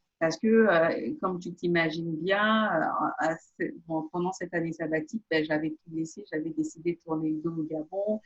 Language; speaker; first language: French; non-native, local second language; Portuguese